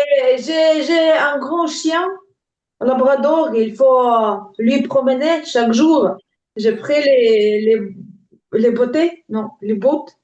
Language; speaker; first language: French; non-native, learner; Ukrainian